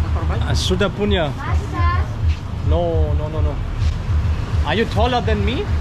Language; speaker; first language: English; non-native, fluent; German